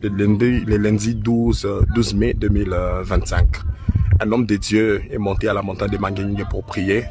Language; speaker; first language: French; non-native, local second language; Lingala